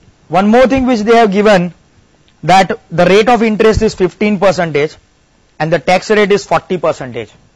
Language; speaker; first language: English; non-native, local second language; Gujarati